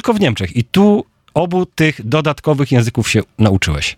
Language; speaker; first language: Polish; native; Polish